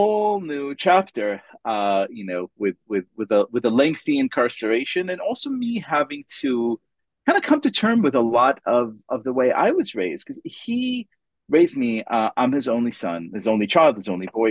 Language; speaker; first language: English; non-native, fluent; Hebrew